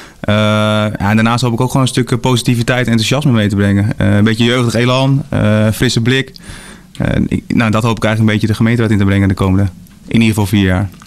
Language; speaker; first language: Dutch; native; Dutch